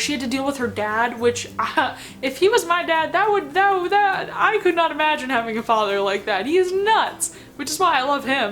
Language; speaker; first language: English; native; English